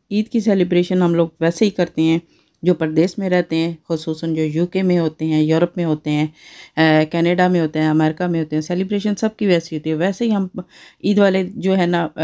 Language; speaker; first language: Urdu; native; Urdu